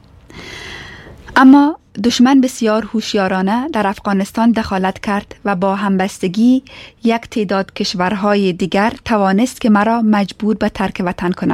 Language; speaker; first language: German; non-native, fluent; Persian